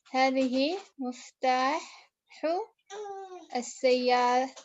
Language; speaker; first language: Arabic; non-native, learner; English